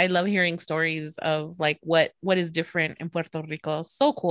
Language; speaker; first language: English; early bilingual, other home language; Spanish